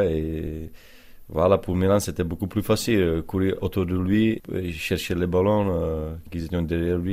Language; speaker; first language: French; non-native, learner; Czech